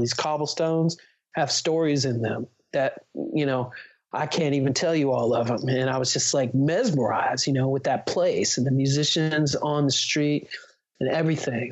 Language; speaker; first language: English; native; English